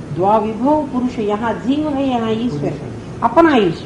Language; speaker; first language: Hindi; non-native, local second language; Telugu